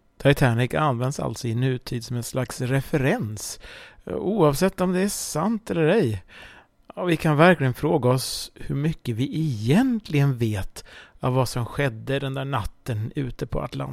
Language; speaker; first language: Swedish; native; Swedish